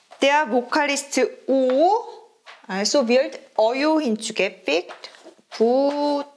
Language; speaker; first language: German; non-native, fluent; Korean